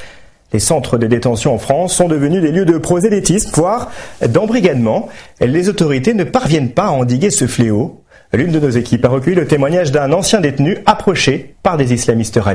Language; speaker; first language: French; native; French